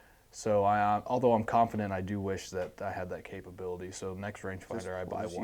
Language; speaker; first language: English; native; English